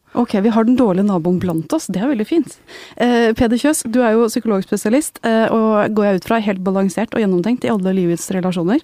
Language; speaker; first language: Norwegian; native; Norwegian